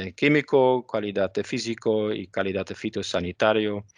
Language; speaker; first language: Spanish; non-native, learner; Dutch